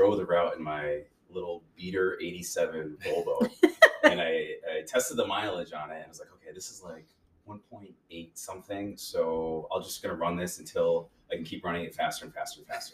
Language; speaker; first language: English; native; English